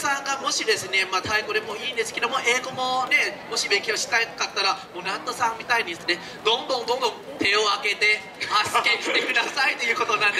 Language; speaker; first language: Japanese; non-native, fluent; Thai